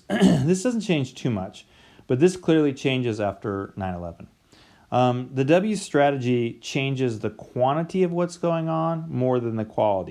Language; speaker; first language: English; native; English